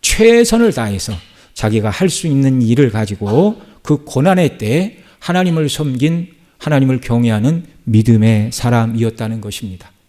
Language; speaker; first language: Korean; native; Korean